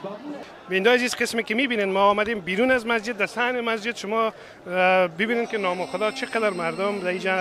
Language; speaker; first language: Persian; native; Persian